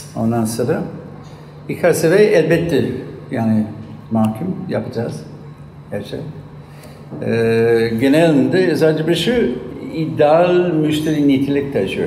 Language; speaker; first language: Turkish; non-native, fluent; English